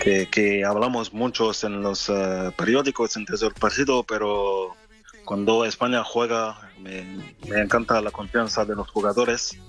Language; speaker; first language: Spanish; non-native, fluent; French